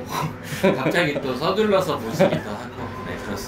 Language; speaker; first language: Korean; native; Korean